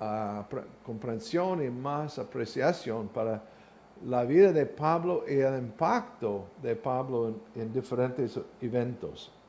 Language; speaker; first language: Spanish; non-native, learner; English